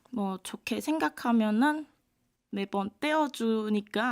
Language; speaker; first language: Korean; non-native, fluent; Cantonese